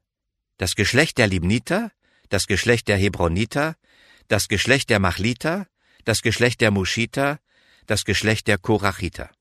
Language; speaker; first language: German; native; German